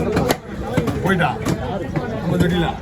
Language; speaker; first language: Tamil; native; Tamil